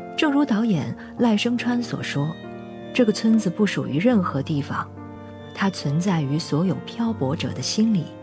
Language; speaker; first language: Chinese; native; Chinese